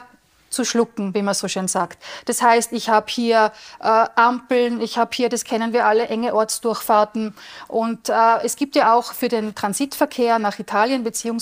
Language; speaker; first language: German; native; German